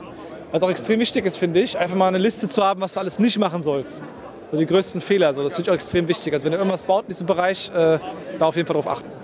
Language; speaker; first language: German; native; German